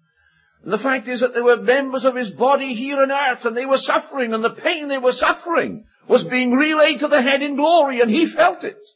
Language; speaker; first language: English; native; English